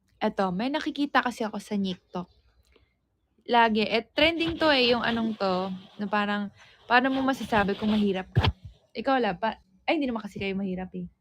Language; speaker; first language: Filipino; native; Filipino